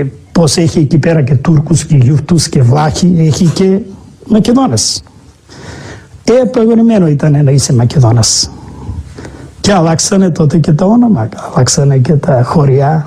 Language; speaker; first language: Greek; non-native, local second language; Macedonian